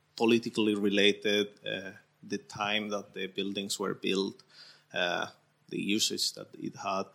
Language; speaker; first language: English; non-native, fluent; Spanish